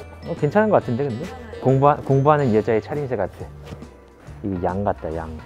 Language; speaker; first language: Korean; early bilingual, heritage; English